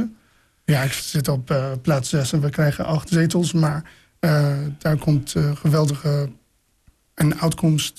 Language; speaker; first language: Dutch; non-native, fluent; English